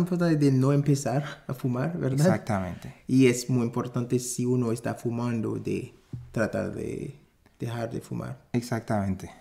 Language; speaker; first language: Spanish; non-native, fluent; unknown